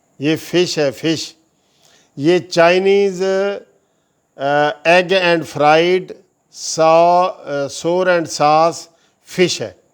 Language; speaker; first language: Urdu; non-native, local second language; Punjabi